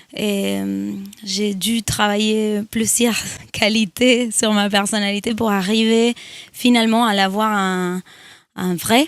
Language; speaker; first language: French; non-native, fluent; Spanish